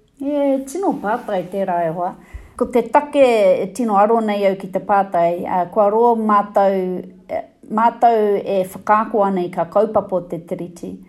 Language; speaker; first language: Māori; non-native, local second language; English